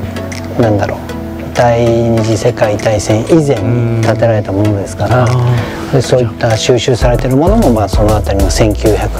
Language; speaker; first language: Japanese; native; Japanese